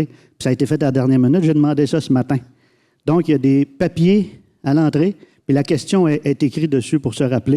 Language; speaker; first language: French; native; French